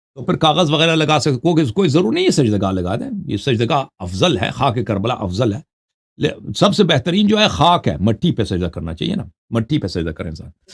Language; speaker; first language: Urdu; non-native, fluent; Persian